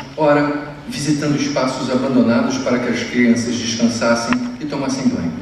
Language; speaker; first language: Portuguese; native; Portuguese